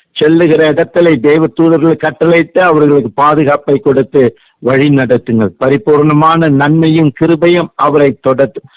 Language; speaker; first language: Tamil; native; Tamil